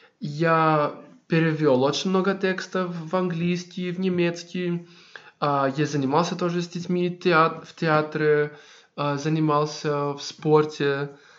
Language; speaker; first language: Russian; non-native, fluent; Greek